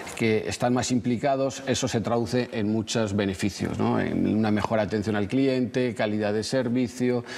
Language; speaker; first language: Spanish; native; Spanish